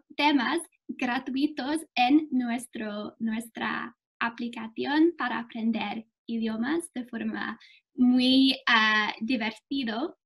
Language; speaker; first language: Spanish; non-native, fluent; English